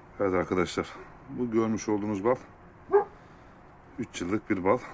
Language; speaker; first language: Turkish; native; Turkish